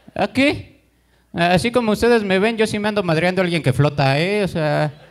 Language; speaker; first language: Spanish; native; Spanish